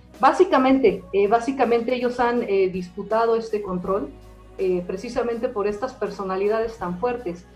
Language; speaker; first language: Spanish; native; Spanish